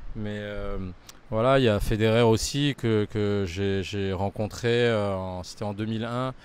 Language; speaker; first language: French; native; French